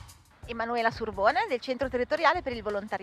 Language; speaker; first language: Italian; native; Italian